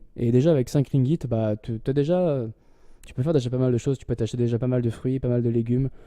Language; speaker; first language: French; native; French